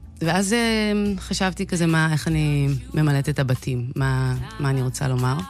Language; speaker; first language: Hebrew; early bilingual, other home language; Amharic